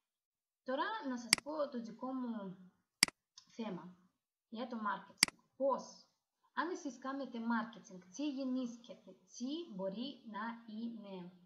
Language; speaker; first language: Greek; non-native, learner; Russian